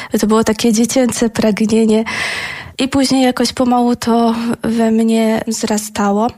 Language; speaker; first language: Polish; native; Polish